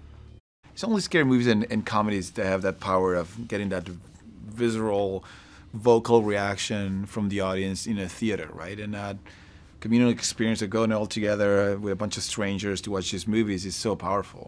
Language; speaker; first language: English; non-native, fluent; Spanish